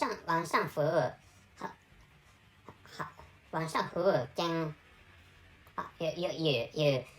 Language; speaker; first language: Chinese; non-native, learner; Japanese